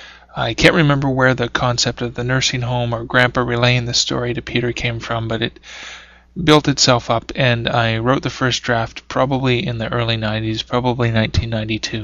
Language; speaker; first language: English; native; English